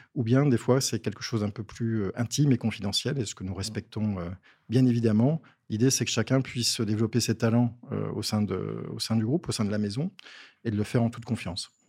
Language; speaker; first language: French; native; French